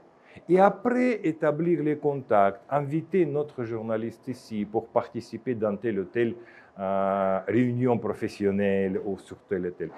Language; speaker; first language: French; non-native, fluent; Russian